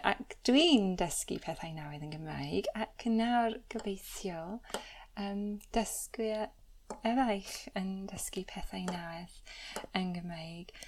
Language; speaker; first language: Welsh; non-native, fluent; English